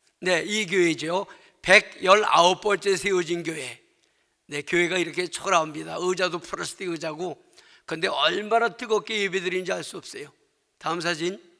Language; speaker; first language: Korean; native; Korean